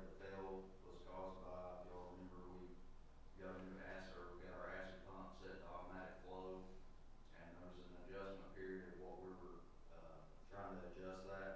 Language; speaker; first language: English; native; English